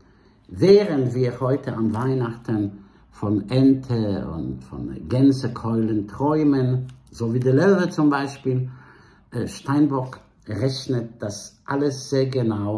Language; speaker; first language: German; non-native, fluent; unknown